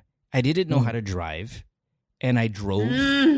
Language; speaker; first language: English; non-native, local second language; Filipino